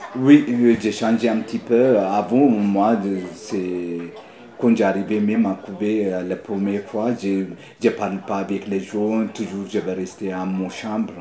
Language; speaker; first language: French; non-native, learner; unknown